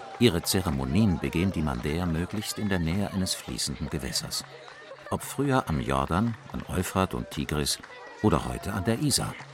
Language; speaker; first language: German; native; German